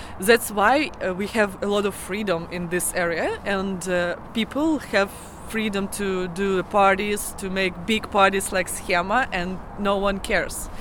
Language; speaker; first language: English; non-native, learner; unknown